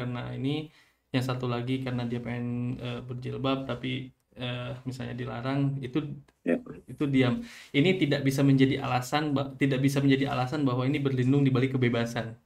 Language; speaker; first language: Indonesian; native; Indonesian